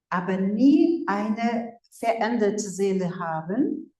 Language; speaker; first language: German; non-native, fluent; Portuguese